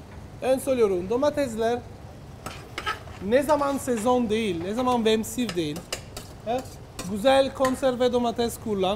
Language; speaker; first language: Turkish; non-native, learner; Italian